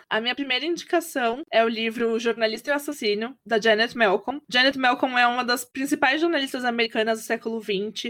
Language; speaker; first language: Portuguese; early bilingual, other home language; Spanish